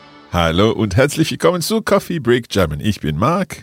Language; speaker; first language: German; non-native, fluent; English